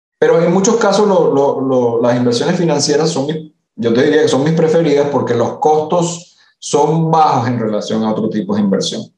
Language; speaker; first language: Spanish; early bilingual, other home language; Italian